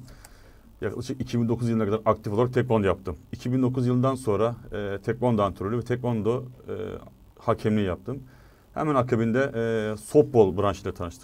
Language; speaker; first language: Turkish; native; Turkish